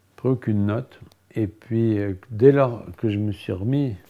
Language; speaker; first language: French; native; French